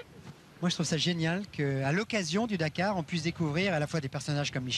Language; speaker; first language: French; native; French